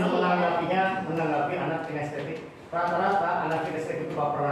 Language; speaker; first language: Indonesian; native; Indonesian